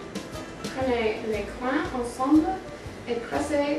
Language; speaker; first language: French; non-native, learner; English